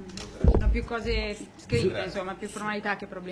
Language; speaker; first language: Italian; native; Italian